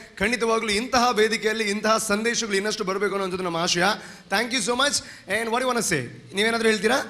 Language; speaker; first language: Kannada; non-native, local second language; Tulu